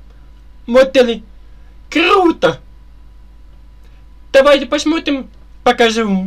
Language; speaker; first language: Russian; non-native, learner; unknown